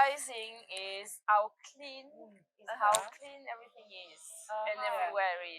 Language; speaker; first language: English; non-native, learner; French